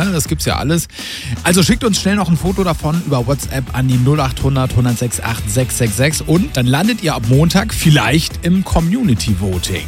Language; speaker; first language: German; native; German